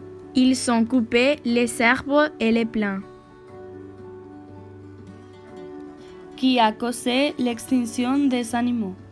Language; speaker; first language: French; non-native, learner; Spanish